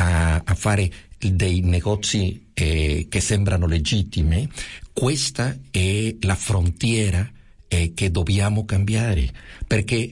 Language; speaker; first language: Italian; non-native, fluent; Spanish